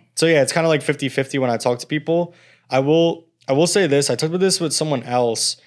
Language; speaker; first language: English; native; English